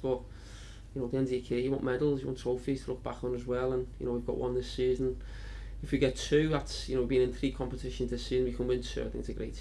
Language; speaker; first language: English; native; English